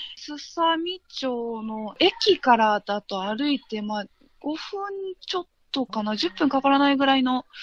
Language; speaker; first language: Japanese; native; Japanese